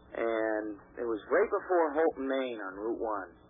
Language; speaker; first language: English; native; English